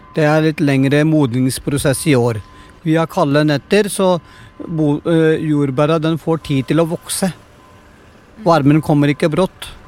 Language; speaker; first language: Norwegian; non-native, fluent; Punjabi